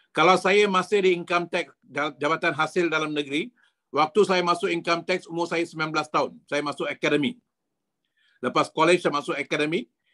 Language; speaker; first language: Malay; native; Malay